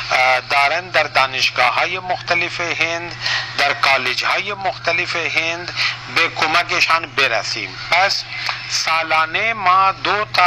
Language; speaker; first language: Persian; non-native, fluent; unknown